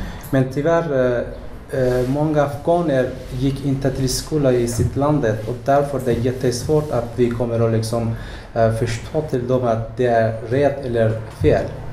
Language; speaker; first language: Swedish; non-native, learner; Persian